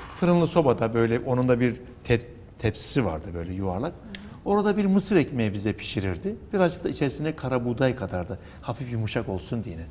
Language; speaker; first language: Turkish; native; Turkish